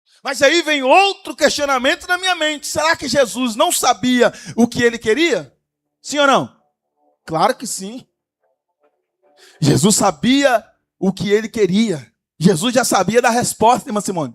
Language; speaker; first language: Portuguese; native; Portuguese